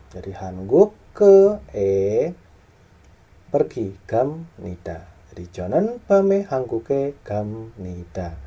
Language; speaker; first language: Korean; non-native, fluent; Indonesian